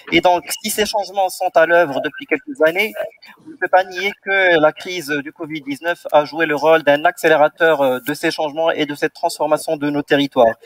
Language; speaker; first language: French; non-native, local second language; Arabic